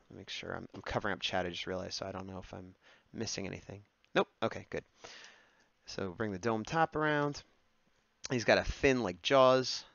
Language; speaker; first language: English; native; English